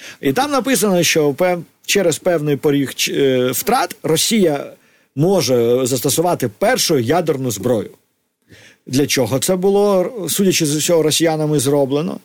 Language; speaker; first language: Ukrainian; native; Ukrainian